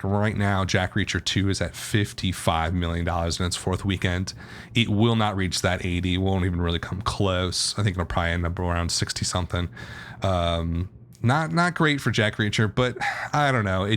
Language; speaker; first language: English; native; English